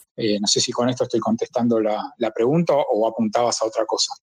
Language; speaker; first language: Spanish; native; Spanish